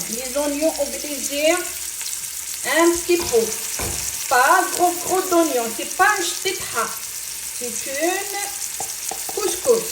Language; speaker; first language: French; non-native, local second language; Arabic